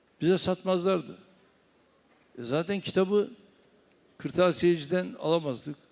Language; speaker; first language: Turkish; native; Turkish